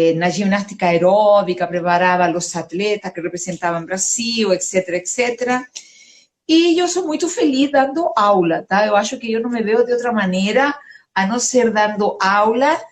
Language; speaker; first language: Portuguese; non-native, fluent; Spanish